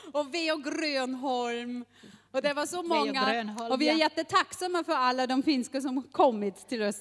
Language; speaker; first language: Swedish; non-native, learner; German